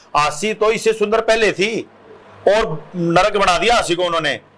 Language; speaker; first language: Hindi; native; Hindi